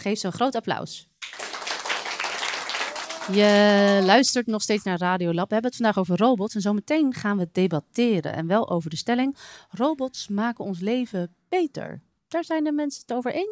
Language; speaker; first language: Dutch; native; Dutch